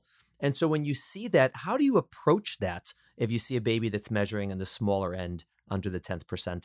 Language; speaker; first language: English; native; English